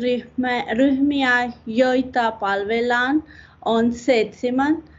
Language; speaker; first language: Finnish; non-native, learner; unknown